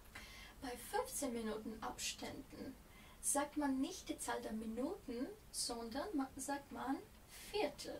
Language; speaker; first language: German; non-native, fluent; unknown